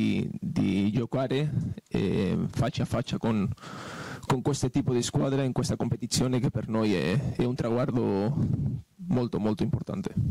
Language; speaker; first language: Italian; non-native, fluent; Portuguese